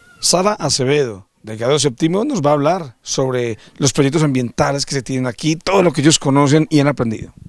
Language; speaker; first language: Spanish; native; Spanish